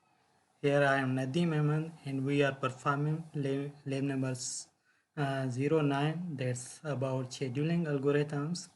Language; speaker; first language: English; non-native, local second language; Urdu